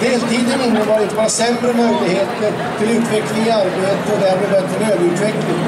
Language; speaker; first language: Swedish; native; Swedish